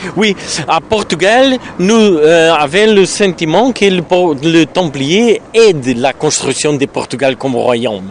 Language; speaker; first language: French; non-native, learner; Portuguese